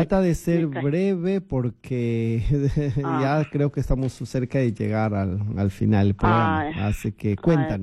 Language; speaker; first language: Spanish; native; Spanish